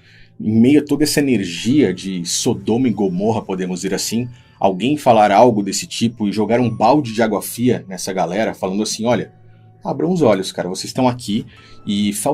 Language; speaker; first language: Portuguese; native; Portuguese